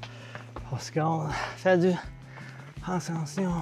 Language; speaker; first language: French; non-native, learner; English